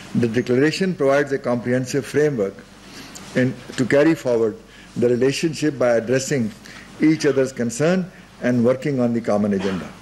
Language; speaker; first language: English; non-native, local second language; Urdu